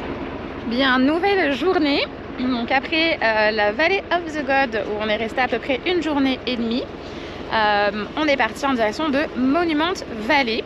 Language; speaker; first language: French; native; French